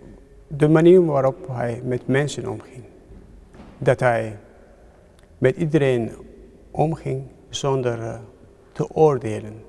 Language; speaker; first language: Dutch; non-native, fluent; Turkish